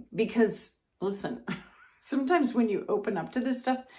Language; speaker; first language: English; native; English